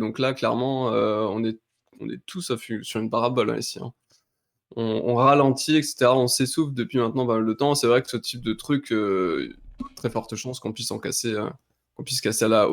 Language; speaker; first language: French; native; French